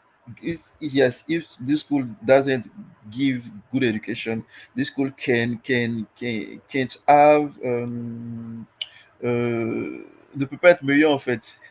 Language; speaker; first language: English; non-native, learner; French